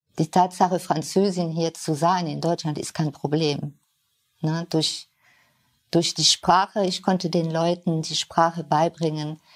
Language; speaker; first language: German; non-native, fluent; French